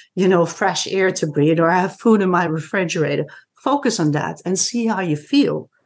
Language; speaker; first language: English; non-native, fluent; Dutch